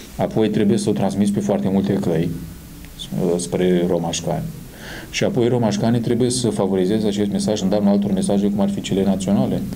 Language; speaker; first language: Romanian; native; Romanian